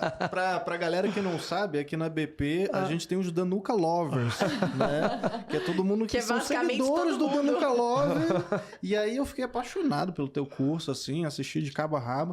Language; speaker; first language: Portuguese; native; Portuguese